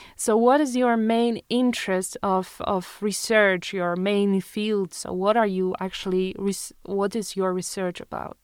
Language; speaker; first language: English; non-native, fluent; Polish